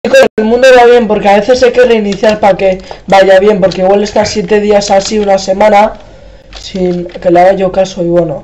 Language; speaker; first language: Spanish; native; Spanish